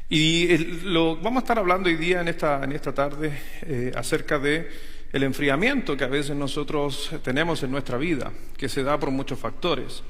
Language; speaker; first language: Spanish; native; Spanish